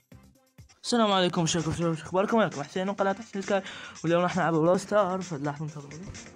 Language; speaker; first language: Arabic; native; Arabic